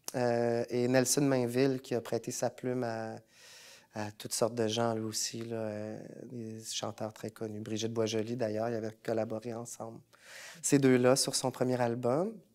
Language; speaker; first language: French; native; French